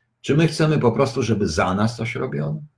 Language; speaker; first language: Polish; native; Polish